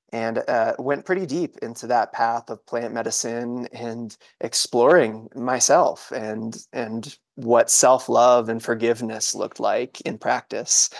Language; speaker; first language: English; native; English